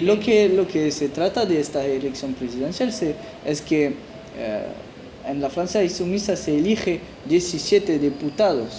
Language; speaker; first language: Spanish; non-native, fluent; French